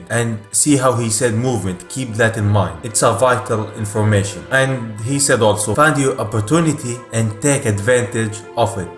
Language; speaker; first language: English; non-native, fluent; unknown